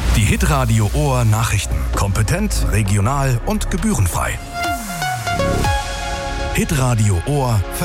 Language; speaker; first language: German; native; German